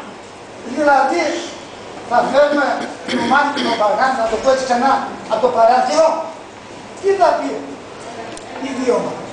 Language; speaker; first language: Greek; non-native, local second language; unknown